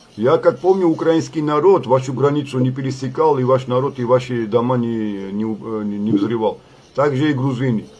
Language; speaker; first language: Russian; non-native, local second language; Georgian